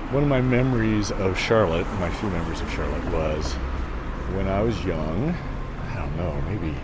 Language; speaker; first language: English; native; English